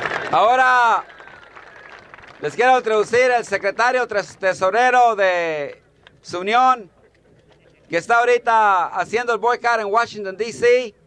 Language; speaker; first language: Spanish; early bilingual, heritage; Spanish